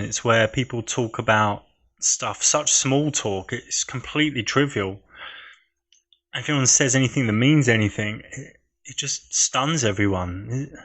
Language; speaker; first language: English; native; English